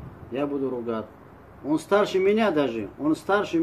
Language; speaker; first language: Russian; non-native, learner; Tajik